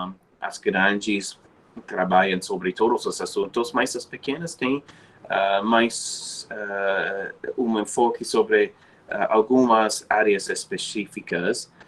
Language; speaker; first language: Portuguese; non-native, fluent; English